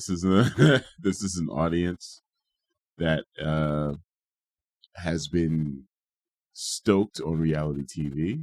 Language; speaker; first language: English; native; English